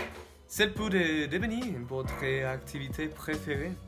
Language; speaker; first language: French; non-native, learner; Spanish